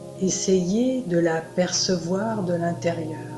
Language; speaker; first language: French; native; French